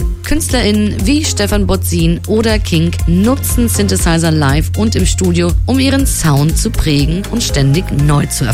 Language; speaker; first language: German; native; German